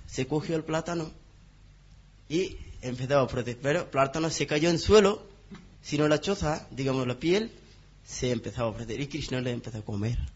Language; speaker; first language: Spanish; non-native, learner; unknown